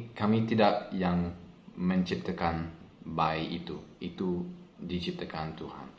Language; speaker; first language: Indonesian; non-native, learner; English